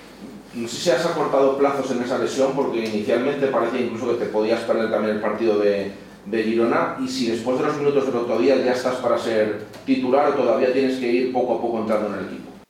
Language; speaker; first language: Spanish; native; Spanish